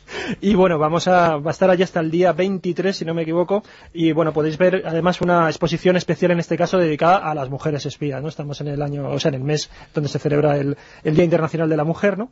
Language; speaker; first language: Spanish; native; Spanish